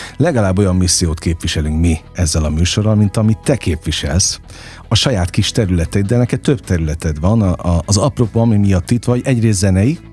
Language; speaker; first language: Hungarian; native; Hungarian